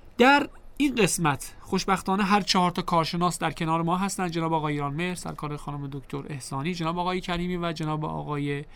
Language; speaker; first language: Persian; native; Persian